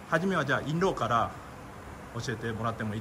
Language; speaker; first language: Japanese; native; Japanese